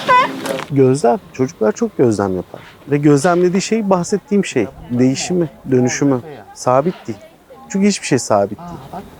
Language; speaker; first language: Turkish; native; Turkish